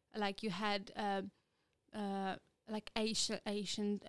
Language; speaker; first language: English; non-native, fluent; Polish